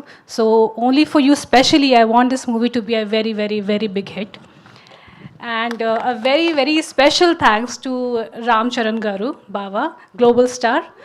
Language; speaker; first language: Telugu; non-native, local second language; Hindi